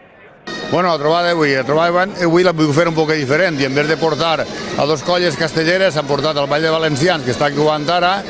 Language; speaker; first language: Catalan; native; Catalan